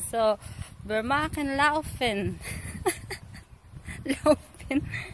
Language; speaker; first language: German; non-native, learner; Filipino